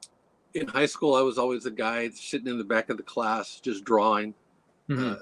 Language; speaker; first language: English; native; English